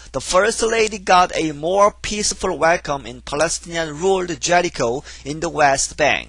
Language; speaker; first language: English; non-native, fluent; Korean